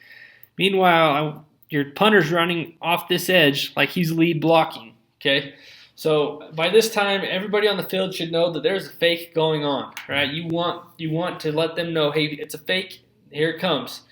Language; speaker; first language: English; native; English